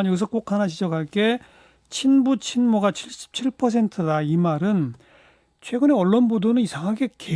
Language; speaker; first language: Korean; native; Korean